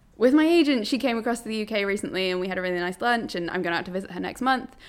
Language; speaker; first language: English; native; English